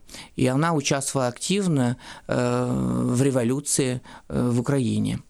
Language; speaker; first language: Russian; non-native, fluent; French